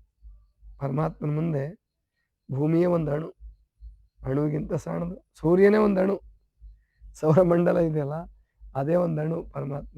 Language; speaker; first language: Kannada; native; Kannada